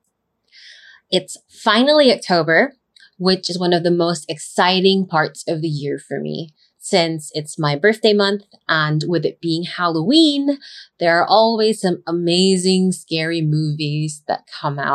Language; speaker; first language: English; non-native, local second language; Filipino